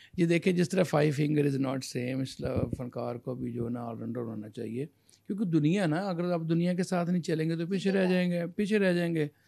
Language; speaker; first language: Urdu; non-native, local second language; Punjabi